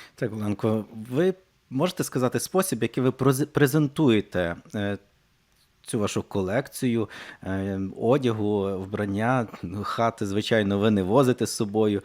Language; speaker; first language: Ukrainian; native; Ukrainian